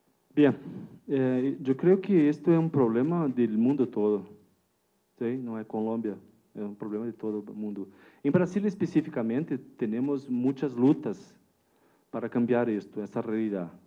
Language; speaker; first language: Spanish; non-native, learner; Portuguese